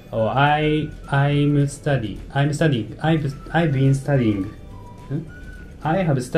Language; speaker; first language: English; non-native, learner; Japanese